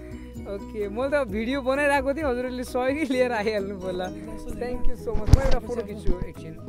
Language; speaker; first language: Nepali; native; Nepali